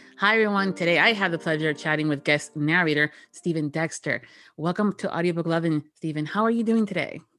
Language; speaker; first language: English; early bilingual, other home language; Spanish